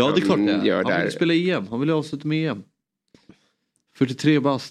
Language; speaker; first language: Swedish; native; Swedish